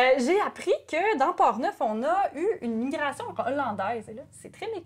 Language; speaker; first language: French; native; French